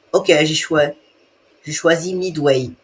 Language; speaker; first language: French; native; French